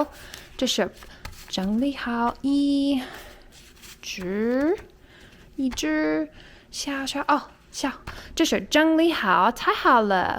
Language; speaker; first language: Chinese; non-native, learner; English